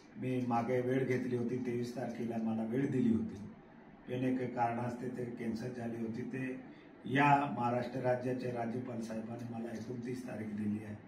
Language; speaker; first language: Marathi; non-native, local second language; Bhili